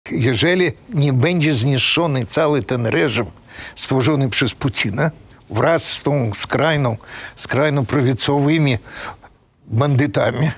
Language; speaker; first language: Polish; non-native, fluent; Russian